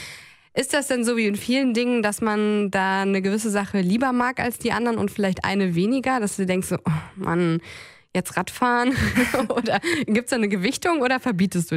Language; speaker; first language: German; native; German